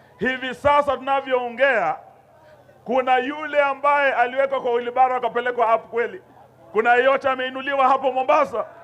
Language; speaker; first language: Swahili; non-native, local second language; Luyia